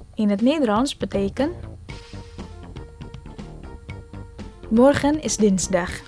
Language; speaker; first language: Dutch; non-native, fluent; Indonesian